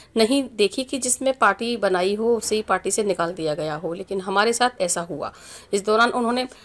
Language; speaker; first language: Hindi; native; Hindi